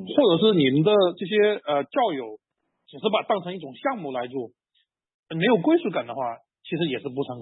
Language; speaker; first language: Chinese; native; Chinese